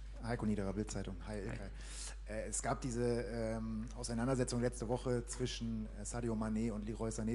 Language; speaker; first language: German; native; German